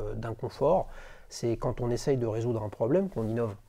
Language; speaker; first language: French; native; French